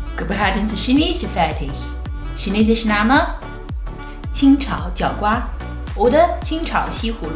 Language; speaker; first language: German; non-native, learner; Chinese